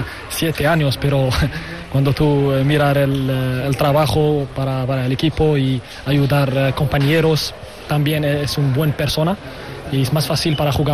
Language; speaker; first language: Spanish; non-native, learner; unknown